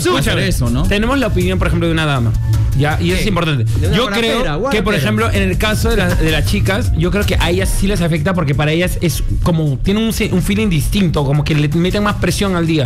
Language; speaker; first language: Spanish; native; Spanish